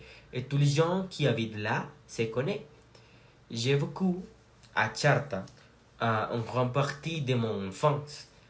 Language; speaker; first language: French; non-native, learner; Spanish